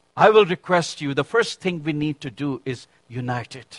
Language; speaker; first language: English; non-native, local second language; Urdu